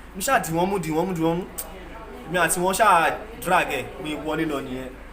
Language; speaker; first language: Yoruba; non-native, local second language; Igbo